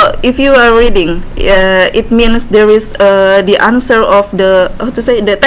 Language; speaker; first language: English; non-native, learner; Indonesian